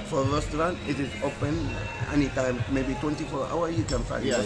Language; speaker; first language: English; non-native, learner; Arabic